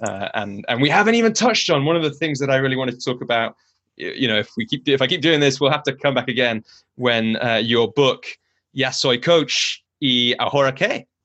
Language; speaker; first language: English; native; English